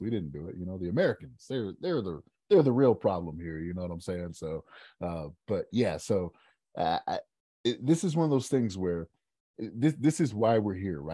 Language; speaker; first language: English; native; English